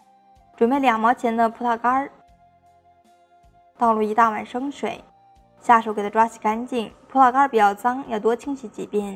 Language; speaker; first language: Chinese; native; Chinese